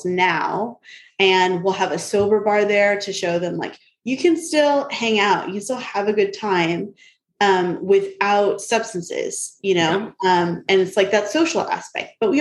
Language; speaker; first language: English; native; English